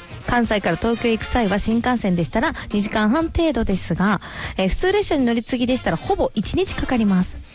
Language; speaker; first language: Japanese; native; Japanese